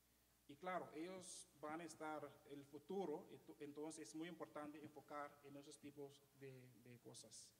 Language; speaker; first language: Spanish; non-native, fluent; Papiamento